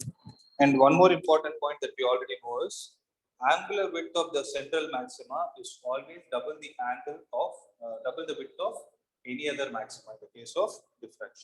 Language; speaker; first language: English; non-native, local second language; Tamil